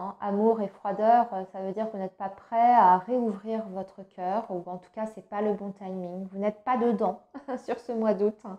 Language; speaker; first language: French; native; French